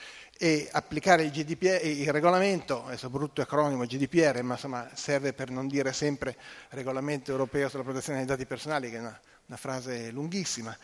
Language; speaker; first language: Italian; native; Italian